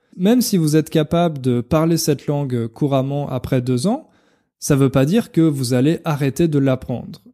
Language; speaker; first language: French; native; French